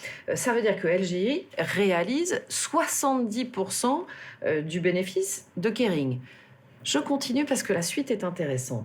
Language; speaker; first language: French; native; French